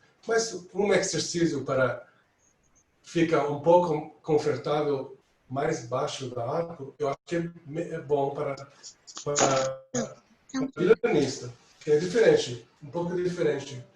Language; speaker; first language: Portuguese; non-native, fluent; English